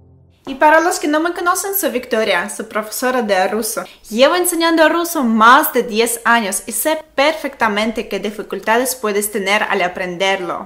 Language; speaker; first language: Spanish; non-native, fluent; Russian